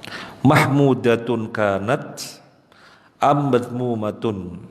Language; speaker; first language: Arabic; non-native, fluent; Indonesian